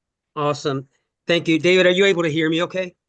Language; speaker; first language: English; native; English